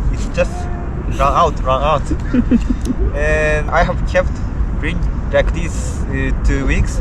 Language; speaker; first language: English; non-native, learner; Japanese